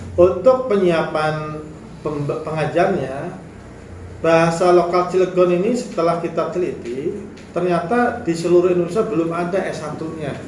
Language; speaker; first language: Indonesian; non-native, local second language; Javanese